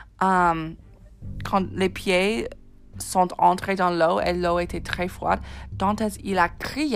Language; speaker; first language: French; non-native, fluent; English